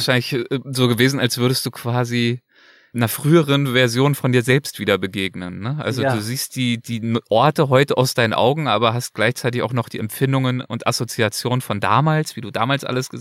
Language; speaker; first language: German; native; German